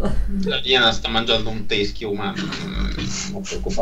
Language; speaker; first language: Italian; native; Italian